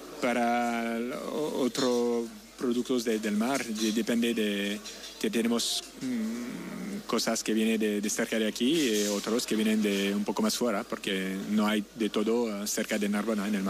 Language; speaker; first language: Spanish; non-native, learner; French